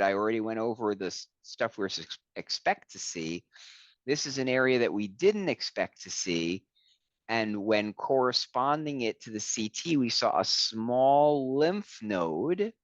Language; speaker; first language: English; native; English